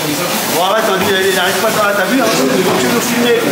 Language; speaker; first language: French; native; French